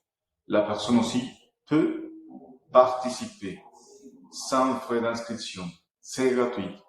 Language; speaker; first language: French; non-native, fluent; Spanish